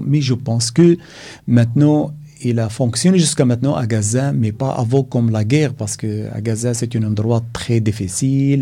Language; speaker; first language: French; non-native, learner; Arabic